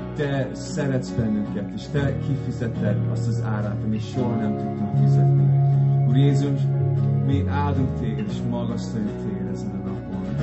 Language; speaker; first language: Hungarian; non-native, fluent; English